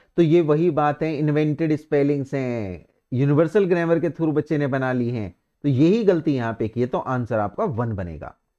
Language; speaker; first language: Hindi; native; Hindi